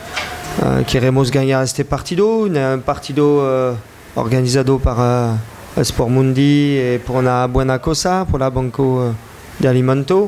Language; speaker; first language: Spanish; non-native, learner; French